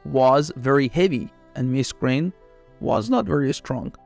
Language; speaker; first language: English; non-native, fluent; Persian